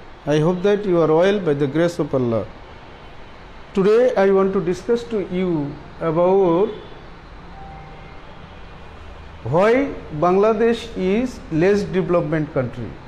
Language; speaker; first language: English; non-native, local second language; Bangla